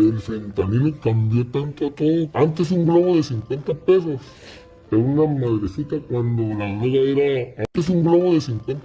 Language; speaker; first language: Spanish; native; Spanish